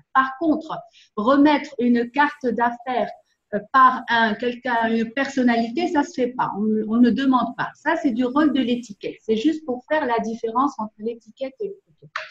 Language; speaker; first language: French; non-native, local second language; Arabic